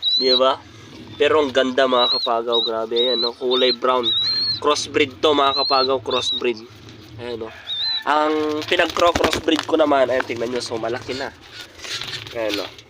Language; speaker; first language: Filipino; native; Filipino